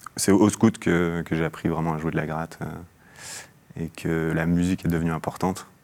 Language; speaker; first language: French; native; French